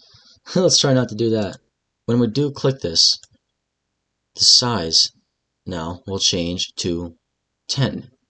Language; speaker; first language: English; native; English